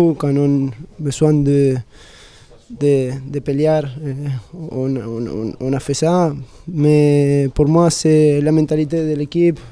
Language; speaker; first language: French; non-native, learner; Spanish